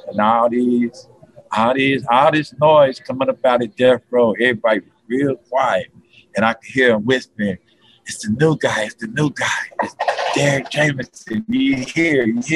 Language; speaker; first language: English; native; English